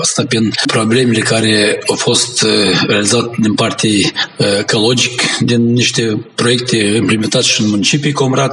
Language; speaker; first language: Romanian; non-native, local second language; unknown